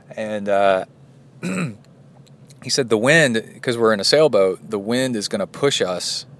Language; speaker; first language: English; native; English